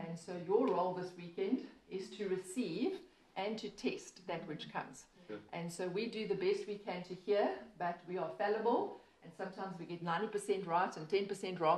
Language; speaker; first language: English; native; English